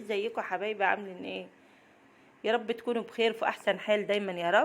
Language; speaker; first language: Arabic; native; Arabic